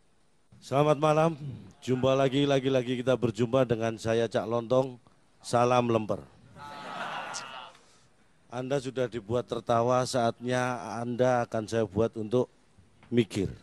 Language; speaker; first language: Indonesian; native; Indonesian